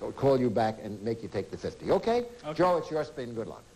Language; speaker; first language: English; native; English